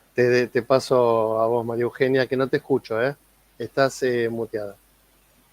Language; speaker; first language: Spanish; native; Spanish